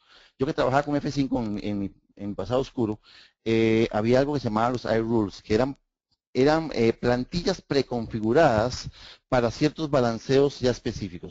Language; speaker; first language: Spanish; native; Spanish